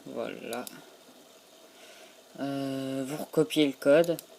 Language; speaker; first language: French; native; French